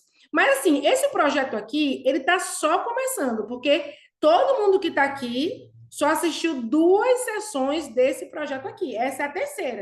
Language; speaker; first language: Portuguese; native; Portuguese